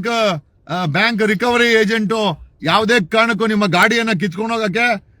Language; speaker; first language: Kannada; native; Kannada